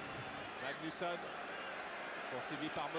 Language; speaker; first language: French; native; French